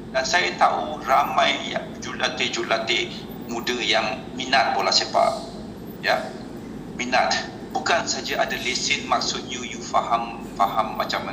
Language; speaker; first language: Indonesian; non-native, local second language; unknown